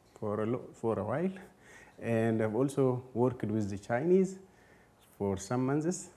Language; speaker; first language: English; non-native, fluent; Amharic